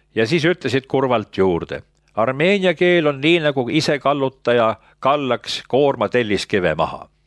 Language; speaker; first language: Estonian; native; Estonian